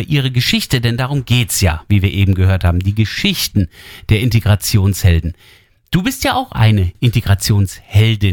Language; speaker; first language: German; native; German